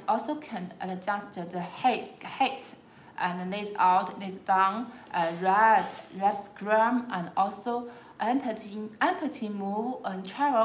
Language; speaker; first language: English; non-native, learner; Chinese